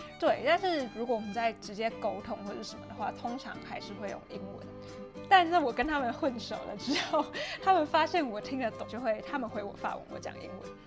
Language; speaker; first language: Chinese; native; Chinese